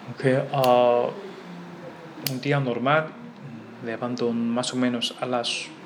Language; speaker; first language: Spanish; non-native, learner; Chinese